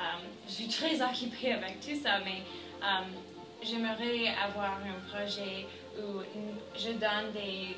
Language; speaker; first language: French; non-native, learner; English